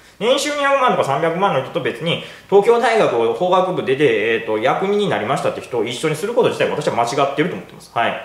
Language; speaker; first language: Japanese; native; Japanese